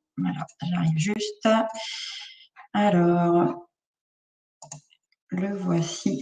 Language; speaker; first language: French; native; French